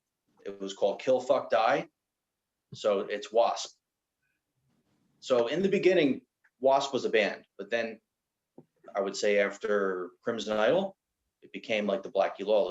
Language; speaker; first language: English; native; English